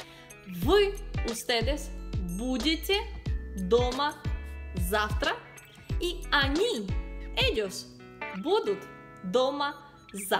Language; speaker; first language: Russian; non-native, fluent; Spanish